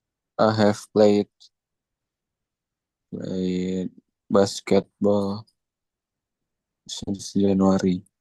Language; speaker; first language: English; non-native, learner; Indonesian